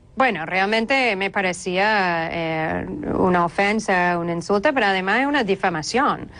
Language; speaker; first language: Spanish; non-native, fluent; English